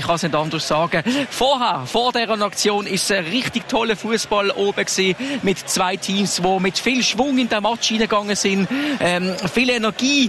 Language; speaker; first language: German; native; German